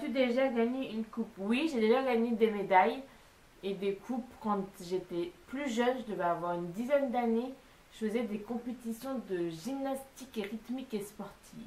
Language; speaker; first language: French; native; French